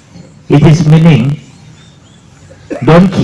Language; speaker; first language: English; non-native, learner; Thai